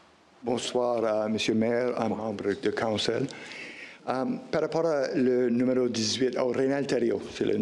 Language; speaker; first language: French; non-native, local second language; English